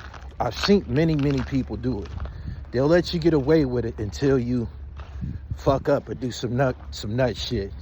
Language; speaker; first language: English; native; English